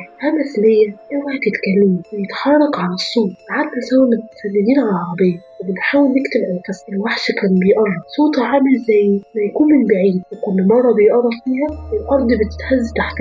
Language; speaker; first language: Arabic; native; Arabic